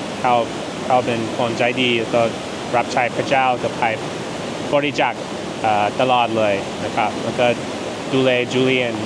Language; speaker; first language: Thai; non-native, fluent; English